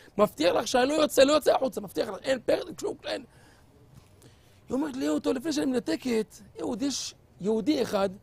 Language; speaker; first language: Hebrew; native; Hebrew